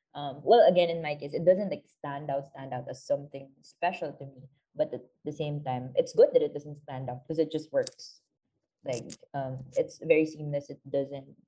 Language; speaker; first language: English; non-native, local second language; Filipino